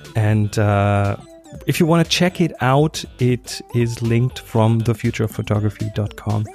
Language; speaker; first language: English; non-native, fluent; German